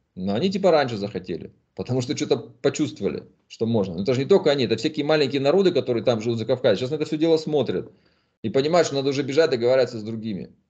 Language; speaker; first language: Russian; native; Russian